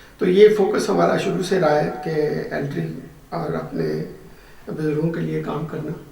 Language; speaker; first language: Urdu; non-native, local second language; Punjabi